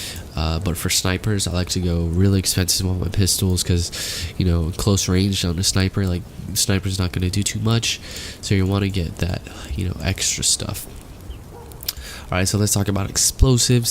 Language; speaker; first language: English; native; English